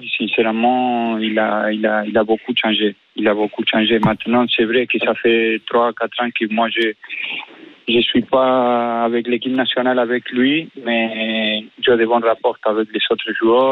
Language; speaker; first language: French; non-native, fluent; Spanish